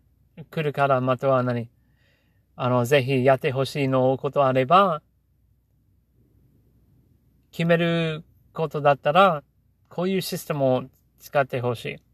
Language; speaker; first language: Japanese; non-native, learner; English